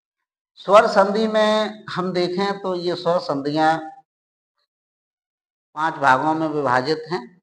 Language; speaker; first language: Hindi; native; Hindi